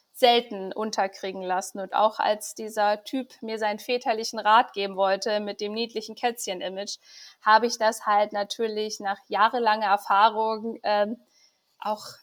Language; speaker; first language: German; early bilingual, other home language; Persian